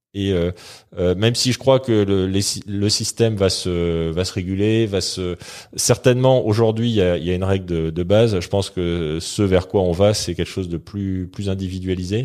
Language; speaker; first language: French; native; French